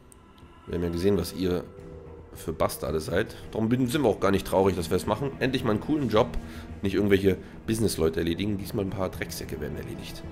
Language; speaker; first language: German; native; German